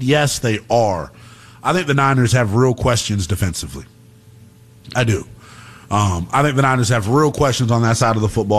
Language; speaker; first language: English; native; English